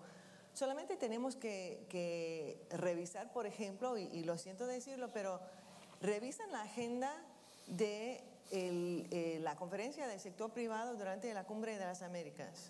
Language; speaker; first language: Spanish; non-native, fluent; English